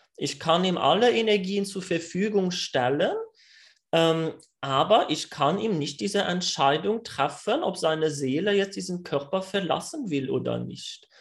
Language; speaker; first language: German; non-native, fluent; French